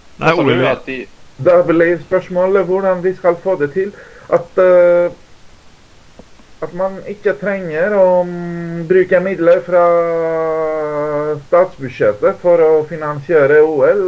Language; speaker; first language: Norwegian; non-native, fluent; Greek